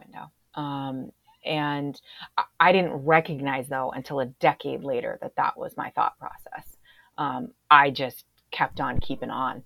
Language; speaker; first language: English; native; English